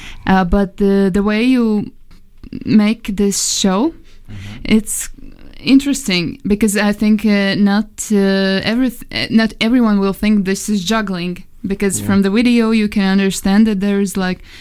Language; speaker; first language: English; non-native, fluent; Latvian